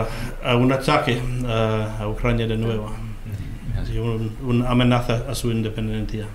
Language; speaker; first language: Spanish; non-native, fluent; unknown